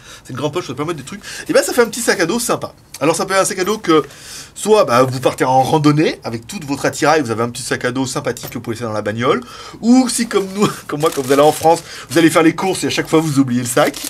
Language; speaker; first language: French; native; French